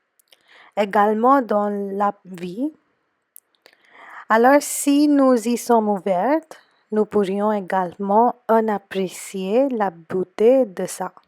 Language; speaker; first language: French; non-native, fluent; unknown